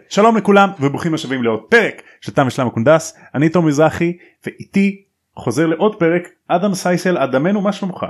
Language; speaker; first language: Hebrew; native; Hebrew